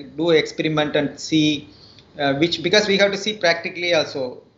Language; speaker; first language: English; non-native, local second language; Tamil